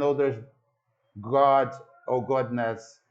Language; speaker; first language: English; non-native, learner; Portuguese